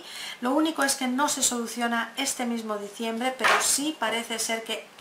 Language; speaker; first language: Spanish; native; Spanish